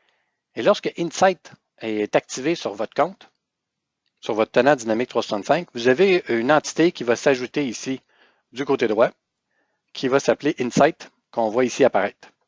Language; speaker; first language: French; native; French